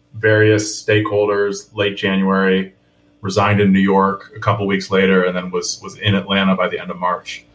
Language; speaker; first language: English; native; English